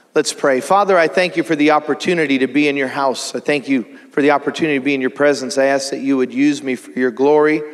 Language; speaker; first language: English; native; English